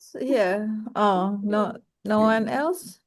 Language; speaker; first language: English; non-native, local second language; Malay